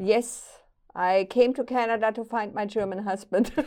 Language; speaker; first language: English; non-native, fluent; German